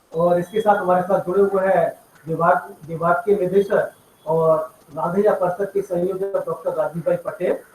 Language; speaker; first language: Hindi; non-native, local second language; Gujarati